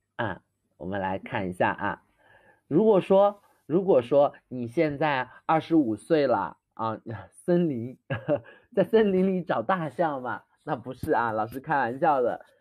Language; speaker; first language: Chinese; native; Chinese